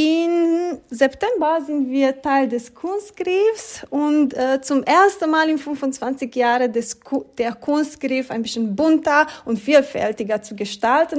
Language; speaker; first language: German; non-native, fluent; Romanian